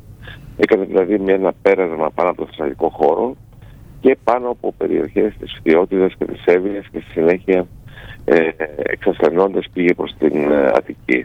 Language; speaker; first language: Greek; native; Greek